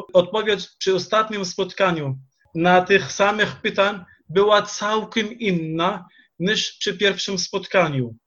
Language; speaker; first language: Polish; non-native, fluent; Arabic